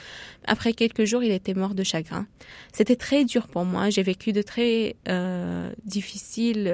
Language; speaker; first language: French; non-native, fluent; Arabic